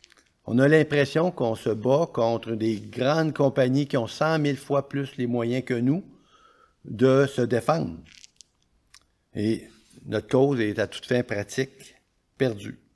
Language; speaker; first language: French; native; French